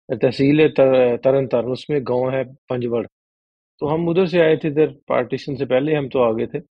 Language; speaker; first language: Urdu; non-native, local second language; Punjabi